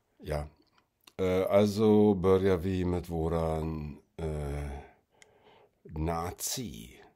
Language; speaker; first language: Swedish; non-native, fluent; German